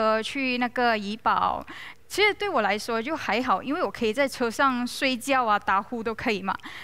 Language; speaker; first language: Chinese; non-native, local second language; Malay